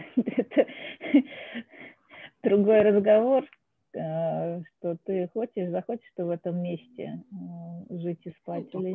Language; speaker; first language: Russian; native; Russian